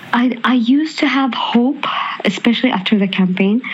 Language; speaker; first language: English; non-native, fluent; Arabic